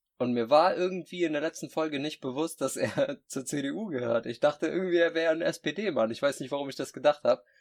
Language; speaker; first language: German; native; German